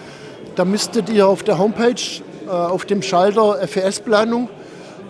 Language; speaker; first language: German; native; German